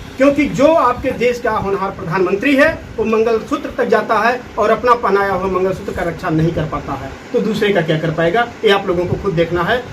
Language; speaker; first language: Hindi; native; Hindi